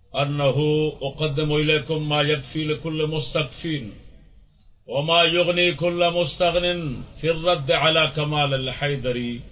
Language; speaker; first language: Arabic; non-native, fluent; Urdu